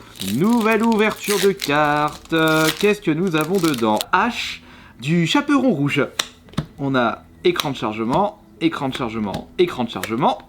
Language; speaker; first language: French; native; French